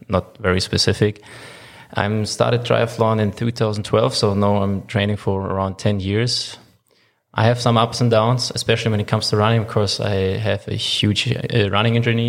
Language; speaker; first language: English; non-native, fluent; German